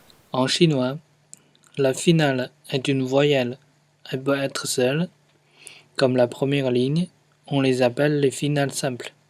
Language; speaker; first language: French; non-native, fluent; Chinese